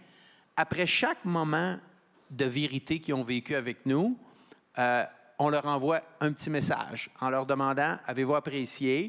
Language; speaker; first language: French; native; French